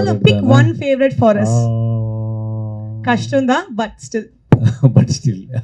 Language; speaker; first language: Tamil; native; Tamil